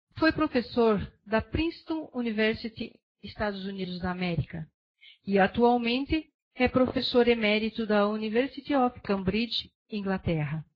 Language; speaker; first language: Portuguese; native; Portuguese